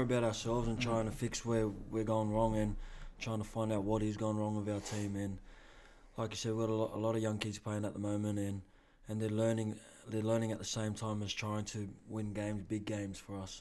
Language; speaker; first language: English; native; English